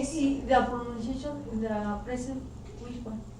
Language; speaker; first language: English; non-native, learner; Spanish